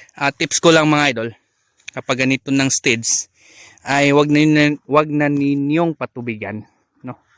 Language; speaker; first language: Filipino; non-native, local second language; Cebuano